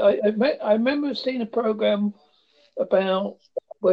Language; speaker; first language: English; native; English